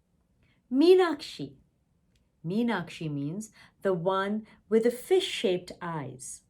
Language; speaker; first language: English; non-native, local second language; Tamil